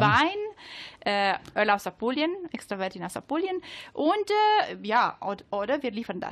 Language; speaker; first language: German; non-native, learner; Italian